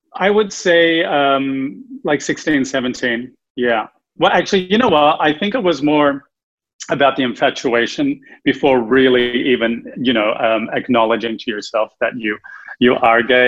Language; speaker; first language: English; native; English